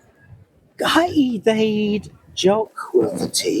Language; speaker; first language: Welsh; non-native, learner; English